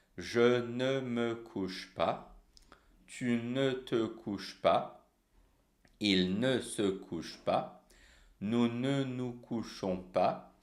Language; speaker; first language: French; non-native, fluent; Portuguese